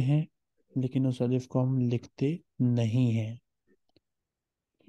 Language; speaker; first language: Urdu; native; Urdu